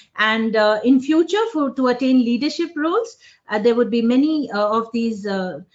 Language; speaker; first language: English; non-native, local second language; Hindi